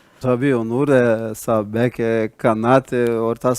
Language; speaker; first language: Turkish; non-native, learner; Portuguese